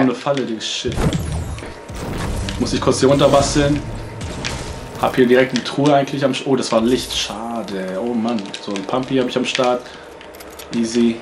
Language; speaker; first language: German; native; German